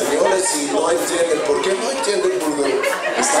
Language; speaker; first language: Spanish; non-native, fluent; Bulgarian